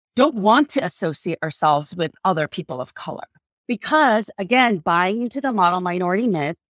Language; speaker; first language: English; non-native, fluent; Korean